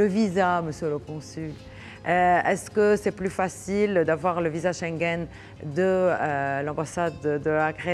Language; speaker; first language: French; non-native, local second language; Arabic